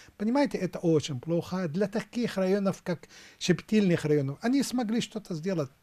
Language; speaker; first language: Russian; non-native, fluent; Arabic